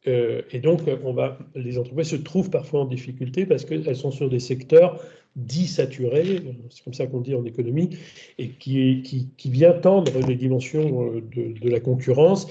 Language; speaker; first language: French; native; French